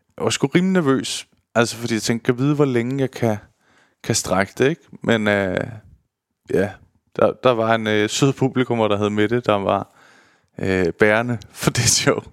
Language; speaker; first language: Danish; early bilingual, other home language; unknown